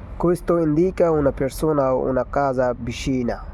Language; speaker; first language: Italian; non-native, fluent; Bangla